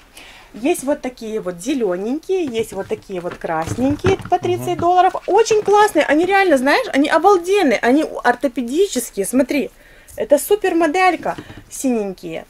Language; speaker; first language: Russian; native; Russian